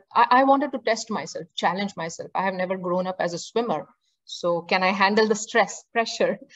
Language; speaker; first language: English; non-native, local second language; Marathi